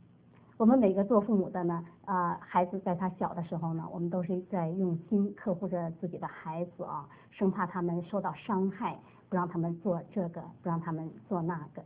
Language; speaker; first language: Chinese; native; Chinese